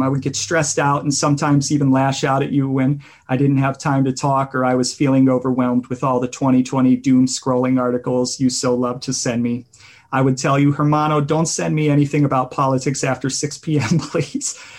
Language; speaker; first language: English; native; English